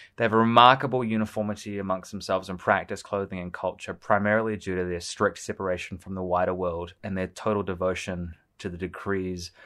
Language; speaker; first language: English; native; English